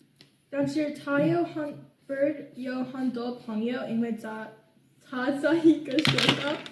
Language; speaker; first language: Chinese; non-native, learner; English